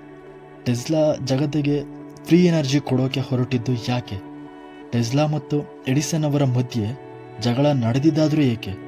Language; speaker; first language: Kannada; native; Kannada